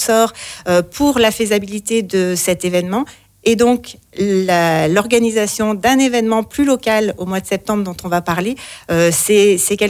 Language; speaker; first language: French; native; French